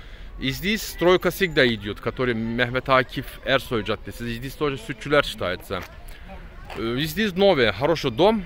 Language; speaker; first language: Russian; non-native, learner; Turkish